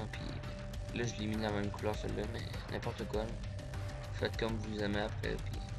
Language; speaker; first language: French; native; French